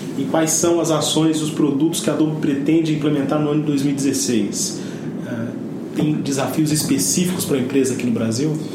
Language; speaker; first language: Portuguese; native; Portuguese